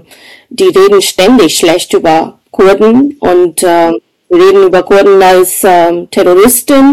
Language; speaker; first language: German; non-native, fluent; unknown